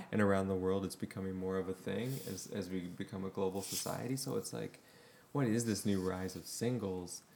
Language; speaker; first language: English; native; English